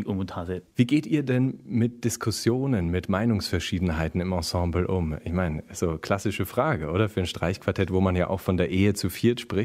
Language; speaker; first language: German; native; German